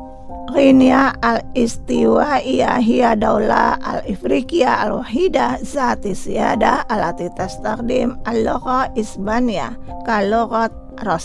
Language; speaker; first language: Arabic; non-native, fluent; Indonesian